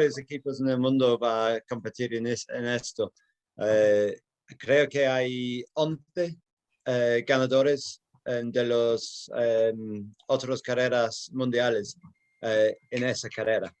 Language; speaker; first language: Spanish; non-native, fluent; English